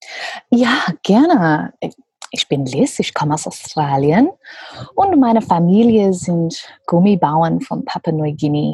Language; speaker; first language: German; non-native, learner; English